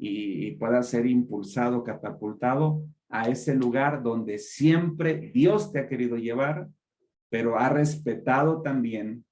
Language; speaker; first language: Spanish; native; Spanish